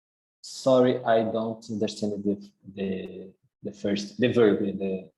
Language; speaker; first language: English; non-native, learner; Portuguese